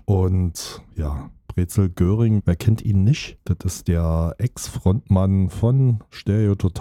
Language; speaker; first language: German; native; German